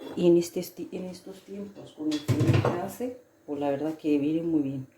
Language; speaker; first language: Spanish; non-native, fluent; Arabic